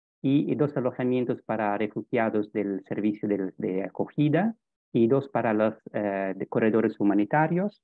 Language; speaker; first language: Spanish; non-native, fluent; Italian